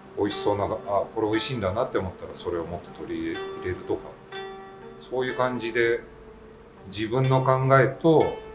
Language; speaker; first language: Japanese; native; Japanese